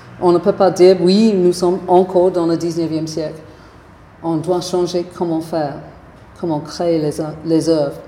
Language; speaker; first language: French; non-native, fluent; English